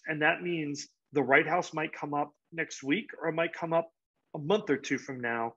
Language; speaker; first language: English; native; English